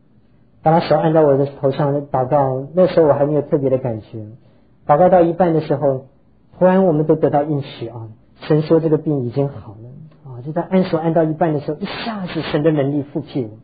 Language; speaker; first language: Chinese; native; Chinese